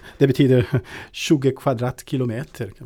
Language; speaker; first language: Swedish; non-native, fluent; Portuguese